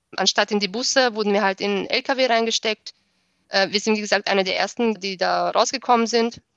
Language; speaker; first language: German; early bilingual, other home language; Bosnian